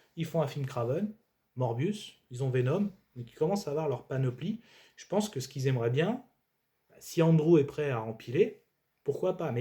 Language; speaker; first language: French; native; French